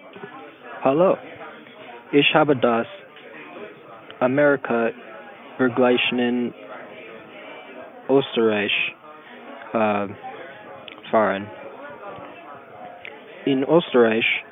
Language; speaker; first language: German; non-native, learner; English